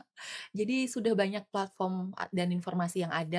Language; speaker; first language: Indonesian; native; Indonesian